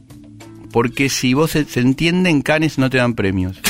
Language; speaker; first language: Spanish; native; Spanish